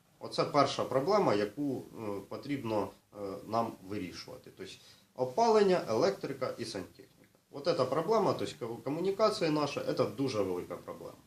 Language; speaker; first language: Ukrainian; non-native, local second language; Russian